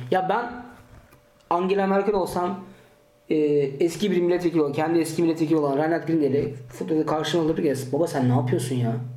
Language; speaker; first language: Turkish; early bilingual, heritage; Turkish